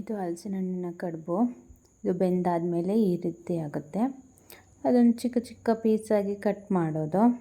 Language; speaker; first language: Kannada; non-native, local second language; Tulu